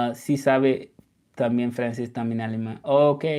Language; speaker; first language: Spanish; non-native, fluent; English